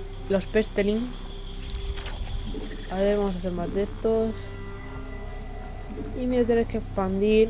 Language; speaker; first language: Spanish; native; Spanish